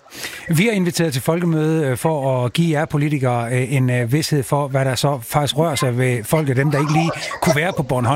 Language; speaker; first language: Danish; native; Danish